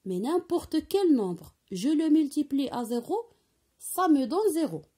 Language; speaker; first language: French; non-native, local second language; Arabic